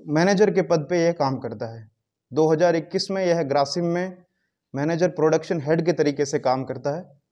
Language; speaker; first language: Hindi; non-native, local second language; Gujarati